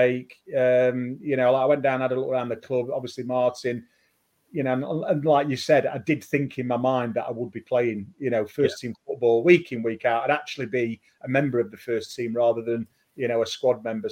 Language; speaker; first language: English; native; English